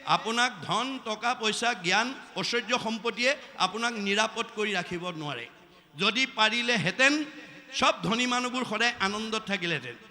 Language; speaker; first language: Assamese; native; Assamese